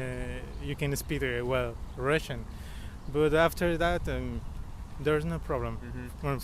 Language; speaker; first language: English; non-native, learner; Spanish